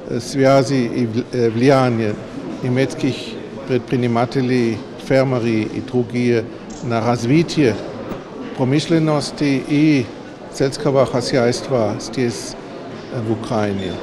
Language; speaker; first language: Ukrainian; non-native, learner; German